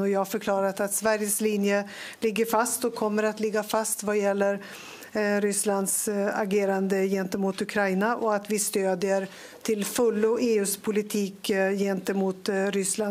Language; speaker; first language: Swedish; native; Swedish